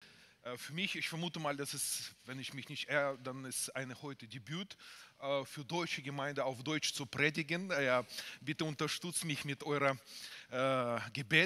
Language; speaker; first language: German; non-native, fluent; Russian